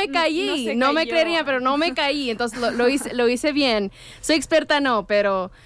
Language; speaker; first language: Spanish; native; Spanish